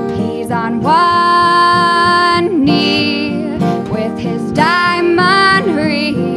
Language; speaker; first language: English; native; English